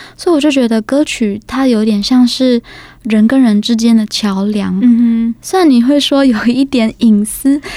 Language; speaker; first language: Chinese; native; Chinese